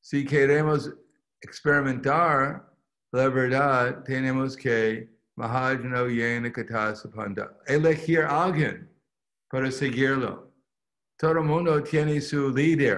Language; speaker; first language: Spanish; non-native, fluent; English